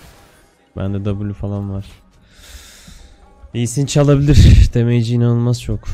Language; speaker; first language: Turkish; native; Turkish